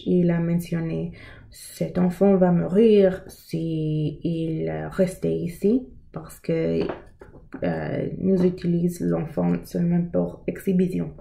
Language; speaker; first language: French; non-native, learner; English